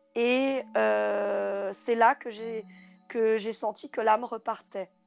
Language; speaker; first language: French; native; French